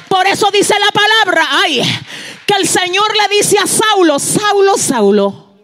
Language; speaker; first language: Spanish; early bilingual, heritage; Spanish